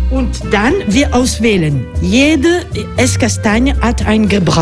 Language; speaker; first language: German; non-native, learner; French